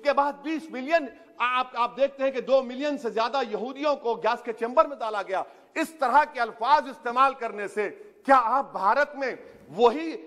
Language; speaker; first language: Urdu; native; Urdu